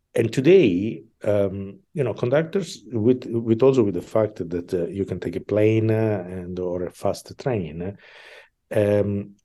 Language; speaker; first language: English; non-native, fluent; Italian